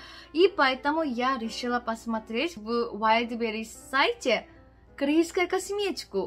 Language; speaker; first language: Russian; non-native, learner; Korean